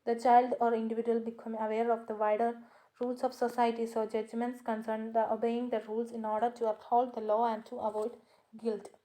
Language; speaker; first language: English; non-native, local second language; Malayalam